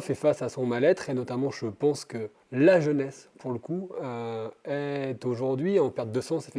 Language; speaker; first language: French; native; French